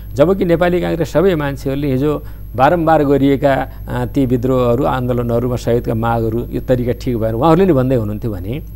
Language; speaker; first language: Nepali; native; Nepali